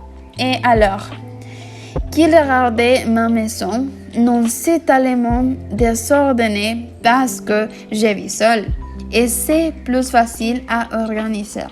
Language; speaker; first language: French; non-native, learner; Spanish